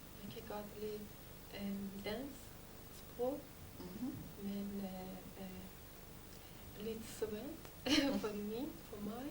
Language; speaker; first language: Danish; non-native, learner; Persian